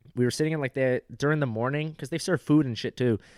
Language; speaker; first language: English; native; English